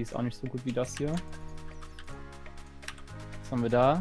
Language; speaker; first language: German; native; German